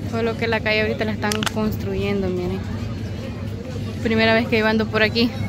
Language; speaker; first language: Spanish; native; Spanish